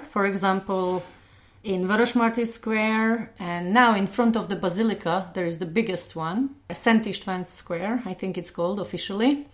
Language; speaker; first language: English; non-native, fluent; Hungarian